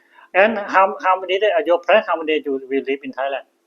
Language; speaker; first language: English; non-native, learner; Thai